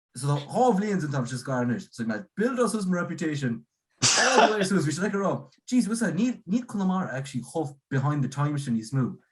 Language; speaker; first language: Irish; native; Irish